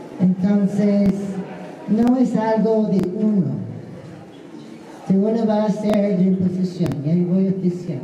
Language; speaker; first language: Spanish; non-native, fluent; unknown